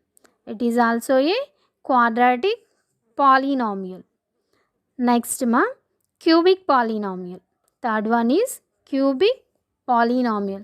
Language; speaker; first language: English; non-native, local second language; Telugu